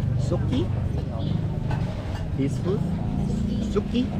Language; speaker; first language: English; non-native, learner; Korean